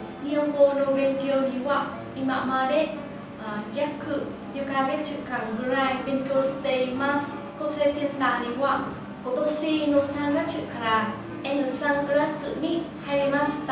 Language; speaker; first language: Japanese; non-native, learner; Vietnamese